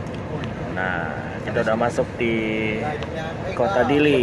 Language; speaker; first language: Indonesian; native; Indonesian